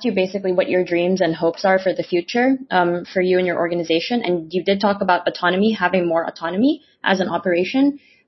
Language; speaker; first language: English; non-native, local second language; Filipino